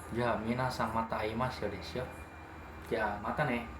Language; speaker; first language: Japanese; non-native, learner; Indonesian